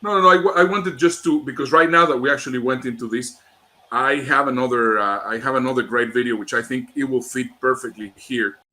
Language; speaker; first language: English; non-native, fluent; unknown